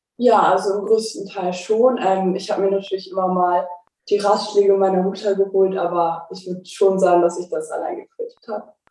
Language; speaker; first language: German; native; German